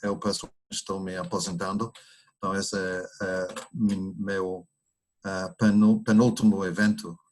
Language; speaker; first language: Portuguese; non-native, fluent; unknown